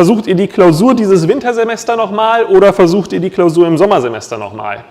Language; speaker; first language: German; native; German